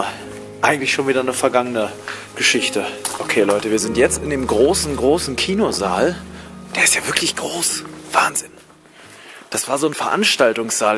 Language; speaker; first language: German; native; German